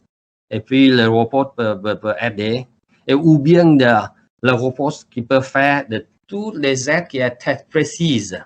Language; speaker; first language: French; non-native, learner; Vietnamese